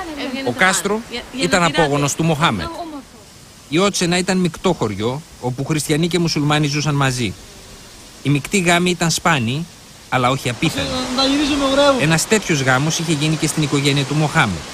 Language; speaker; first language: Greek; native; Greek